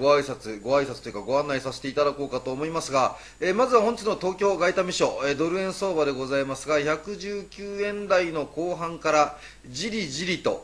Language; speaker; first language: Japanese; native; Japanese